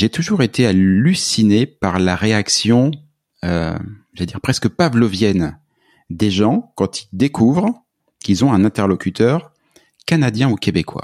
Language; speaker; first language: French; native; French